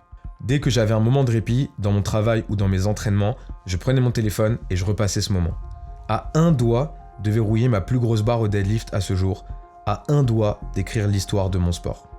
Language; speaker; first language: French; native; French